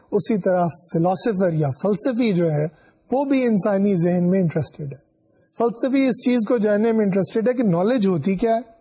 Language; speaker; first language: Urdu; non-native, local second language; Punjabi